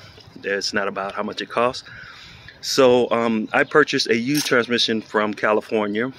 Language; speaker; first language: English; native; English